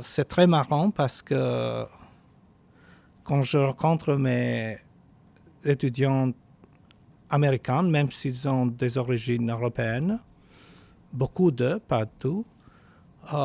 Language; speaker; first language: French; non-native, fluent; Albanian